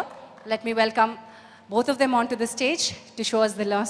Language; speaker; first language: Telugu; native; Telugu